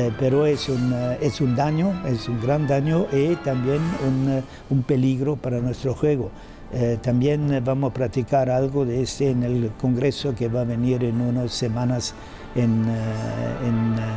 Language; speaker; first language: Spanish; non-native, fluent; German